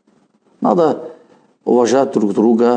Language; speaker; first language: Russian; non-native, fluent; Azerbaijani